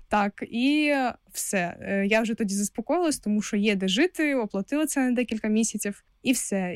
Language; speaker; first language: Ukrainian; non-native, local second language; Russian